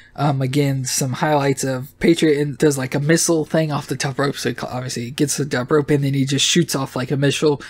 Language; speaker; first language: English; native; English